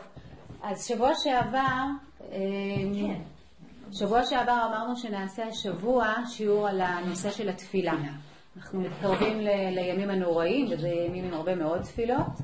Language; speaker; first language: Hebrew; non-native, fluent; English